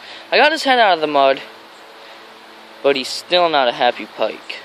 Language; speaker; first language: English; native; English